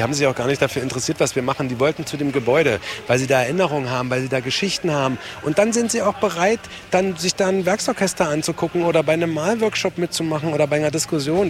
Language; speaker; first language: German; native; German